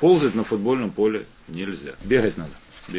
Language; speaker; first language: Russian; native; Russian